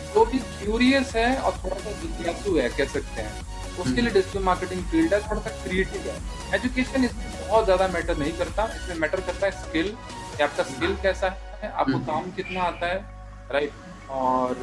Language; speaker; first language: Hindi; native; Hindi